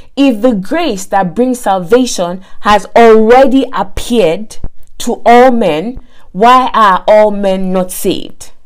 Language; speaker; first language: English; non-native, local second language; Yoruba